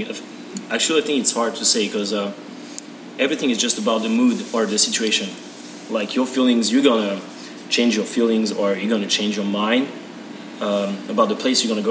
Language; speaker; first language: English; non-native, learner; French